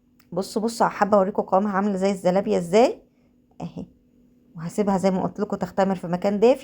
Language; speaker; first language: Arabic; native; Arabic